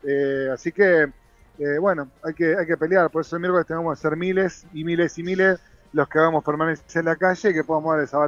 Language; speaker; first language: Spanish; native; Spanish